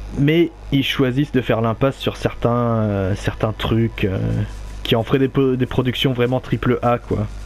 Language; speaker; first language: French; native; French